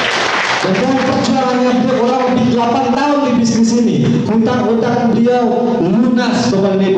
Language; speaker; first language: Indonesian; native; Indonesian